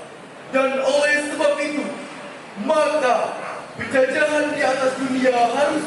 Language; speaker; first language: Indonesian; native; Indonesian